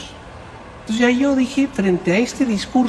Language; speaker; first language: Spanish; native; Spanish